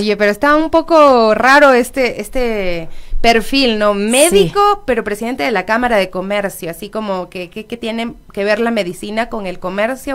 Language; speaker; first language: Spanish; native; Spanish